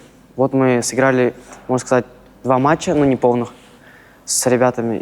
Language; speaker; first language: Russian; native; Russian